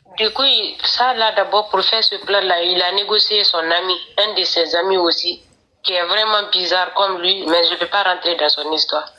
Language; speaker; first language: French; non-native, local second language; Fula